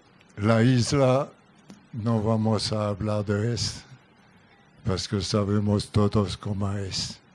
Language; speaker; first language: Spanish; non-native, learner; French